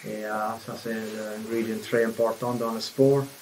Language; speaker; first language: French; non-native, fluent; English